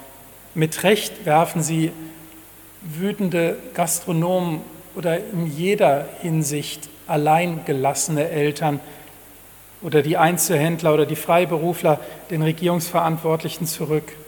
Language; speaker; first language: German; native; German